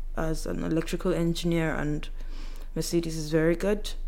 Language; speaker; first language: English; non-native, local second language; Yoruba